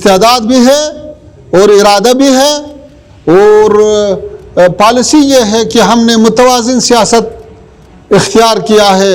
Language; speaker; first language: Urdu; non-native, fluent; Pashto